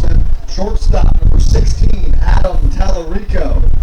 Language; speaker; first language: English; native; English